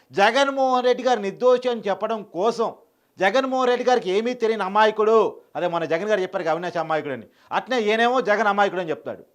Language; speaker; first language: Telugu; native; Telugu